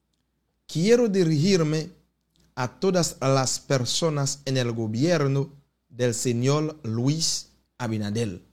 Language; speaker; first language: Spanish; non-native, fluent; Haitian Creole